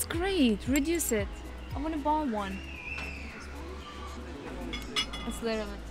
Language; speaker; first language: English; non-native, learner; Uzbek